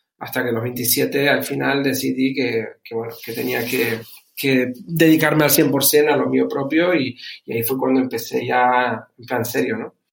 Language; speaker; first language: Spanish; early bilingual, other home language; German